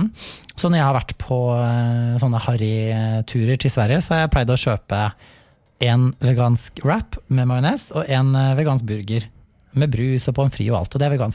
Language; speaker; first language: Norwegian; native; Norwegian